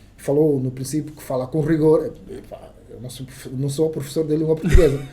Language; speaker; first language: Portuguese; non-native, local second language; Kongo